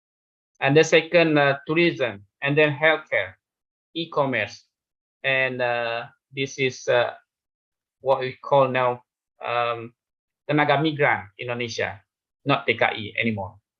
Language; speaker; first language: English; non-native, fluent; Indonesian